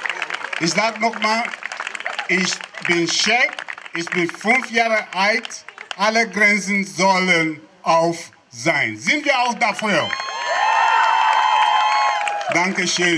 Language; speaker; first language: German; non-native, fluent; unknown